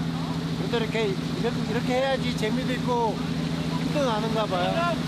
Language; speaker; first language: Korean; native; Korean